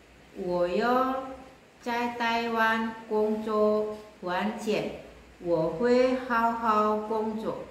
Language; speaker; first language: Chinese; non-native, learner; Indonesian